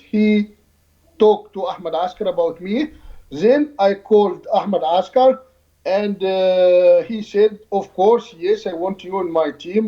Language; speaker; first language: English; non-native, learner; Arabic